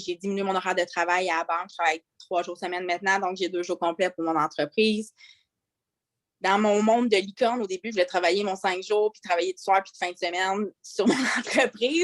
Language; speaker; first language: French; native; French